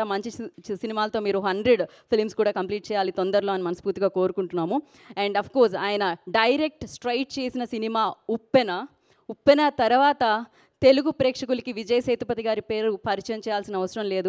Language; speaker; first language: Telugu; native; Telugu